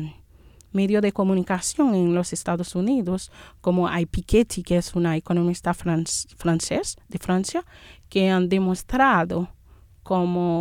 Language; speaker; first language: Spanish; non-native, fluent; Haitian Creole